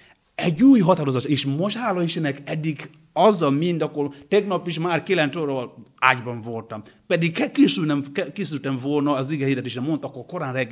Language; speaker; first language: Hungarian; non-native, learner; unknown